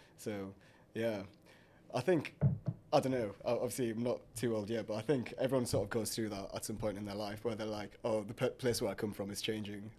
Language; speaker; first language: English; early bilingual, other home language; Hindi